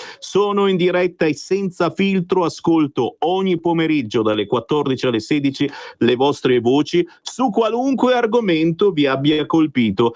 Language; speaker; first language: Italian; native; Italian